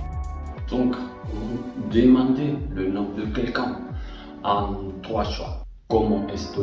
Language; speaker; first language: French; non-native, fluent; Spanish